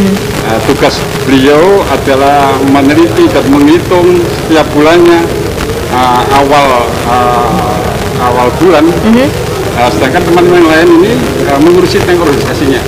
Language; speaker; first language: Indonesian; native; Indonesian